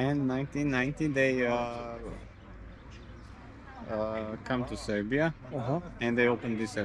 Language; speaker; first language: English; non-native, learner; Serbian